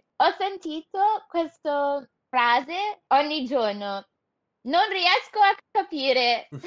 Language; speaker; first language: Italian; non-native, learner; English